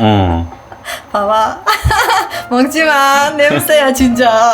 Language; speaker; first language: Korean; non-native, learner; Persian